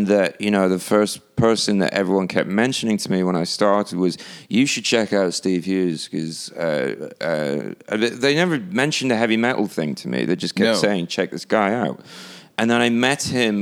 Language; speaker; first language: English; native; English